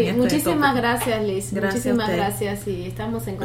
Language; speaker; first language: Spanish; native; Spanish